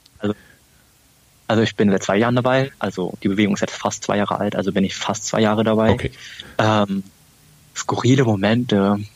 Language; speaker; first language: German; early bilingual, other home language; Vietnamese